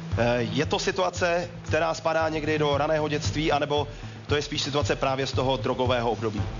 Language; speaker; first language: Czech; native; Czech